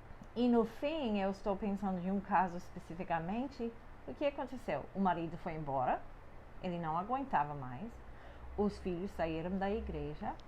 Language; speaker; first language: Portuguese; non-native, fluent; English